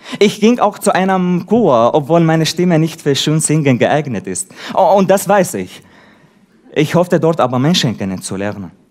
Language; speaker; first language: German; non-native, fluent; Arabic